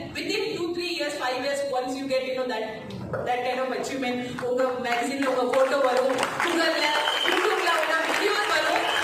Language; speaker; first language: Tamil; non-native, fluent; Hindi